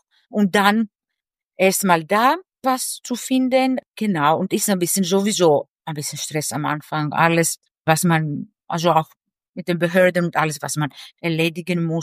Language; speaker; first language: German; non-native, fluent; Greek